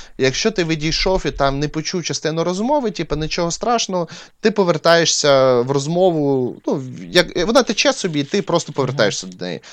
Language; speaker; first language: Ukrainian; non-native, local second language; Russian